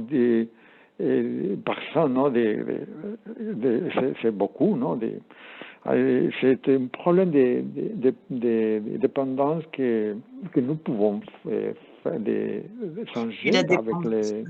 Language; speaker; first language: French; non-native, learner; Spanish